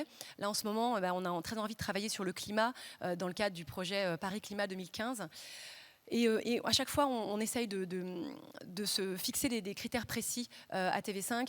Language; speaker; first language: French; native; French